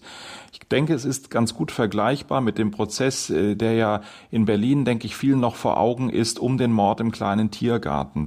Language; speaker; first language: German; native; German